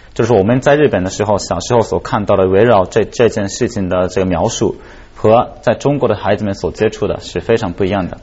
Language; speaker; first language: Chinese; non-native, fluent; Japanese